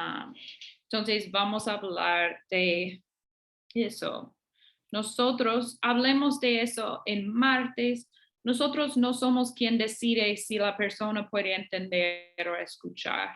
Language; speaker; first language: Spanish; non-native, fluent; English